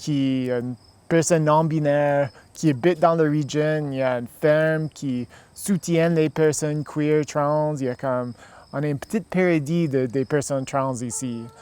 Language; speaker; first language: French; non-native, local second language; English